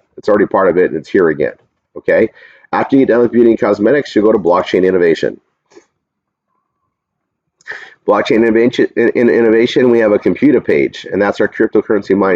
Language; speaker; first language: English; native; English